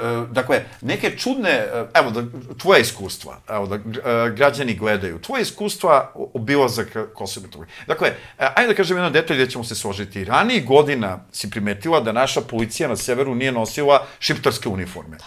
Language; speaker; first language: Serbian; native; Serbian